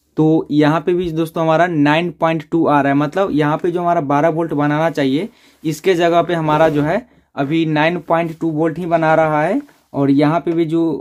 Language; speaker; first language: Hindi; native; Hindi